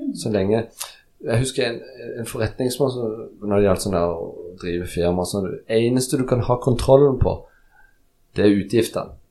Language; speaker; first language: Norwegian; early bilingual, other home language; Polish